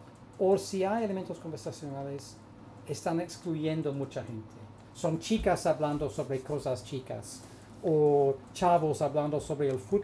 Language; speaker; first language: Spanish; non-native, fluent; English